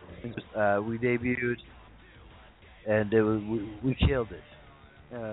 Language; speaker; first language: English; native; English